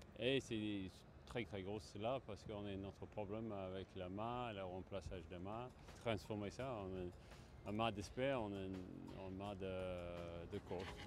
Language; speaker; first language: French; non-native, learner; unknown